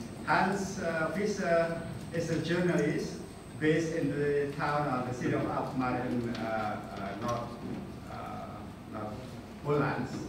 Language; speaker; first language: English; non-native, fluent; Indonesian